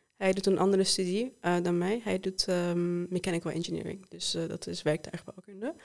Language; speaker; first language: Dutch; early bilingual, other home language; Persian